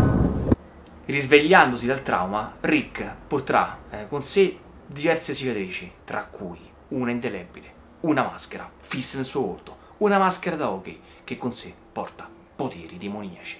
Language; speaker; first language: Italian; native; Italian